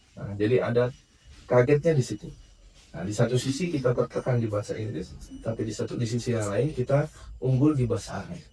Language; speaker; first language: Indonesian; native; Indonesian